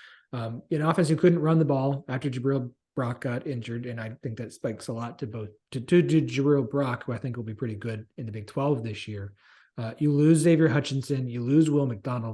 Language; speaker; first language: English; native; English